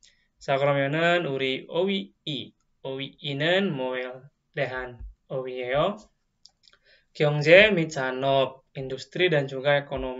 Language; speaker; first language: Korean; non-native, fluent; Indonesian